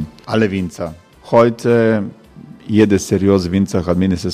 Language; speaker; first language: German; non-native, fluent; Croatian